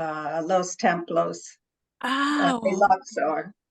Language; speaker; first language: Spanish; non-native, learner; English